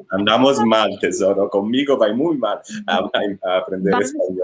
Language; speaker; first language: Spanish; non-native, fluent; Italian